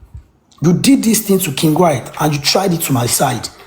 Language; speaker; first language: English; non-native, local second language; Yoruba